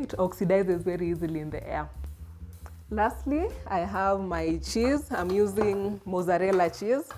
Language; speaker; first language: English; non-native, local second language; Swahili